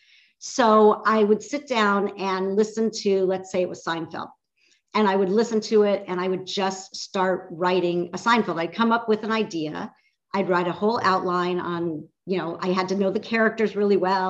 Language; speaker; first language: English; native; English